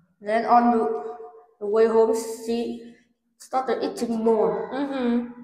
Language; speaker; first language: English; non-native, learner; Vietnamese